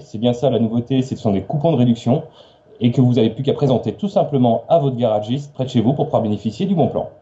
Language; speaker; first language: French; native; French